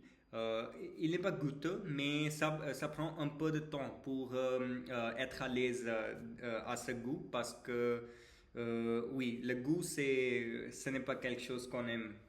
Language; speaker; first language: French; non-native, learner; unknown